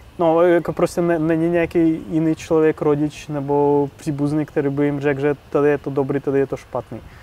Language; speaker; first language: Czech; non-native, fluent; Russian